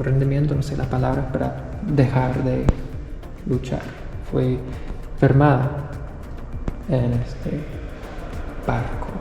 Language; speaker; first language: Spanish; non-native, fluent; English